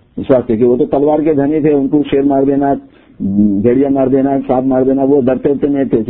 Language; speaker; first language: Urdu; native; Urdu